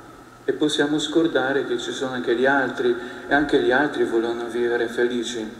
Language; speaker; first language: Italian; non-native, fluent; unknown